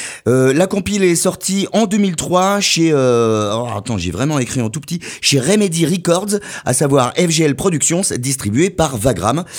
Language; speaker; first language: French; native; French